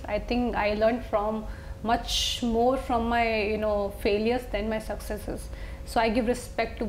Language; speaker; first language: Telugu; non-native, local second language; Hindi